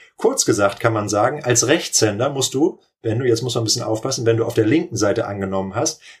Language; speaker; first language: German; native; German